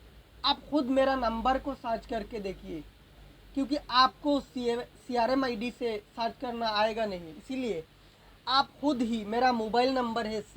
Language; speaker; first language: Hindi; non-native, local second language; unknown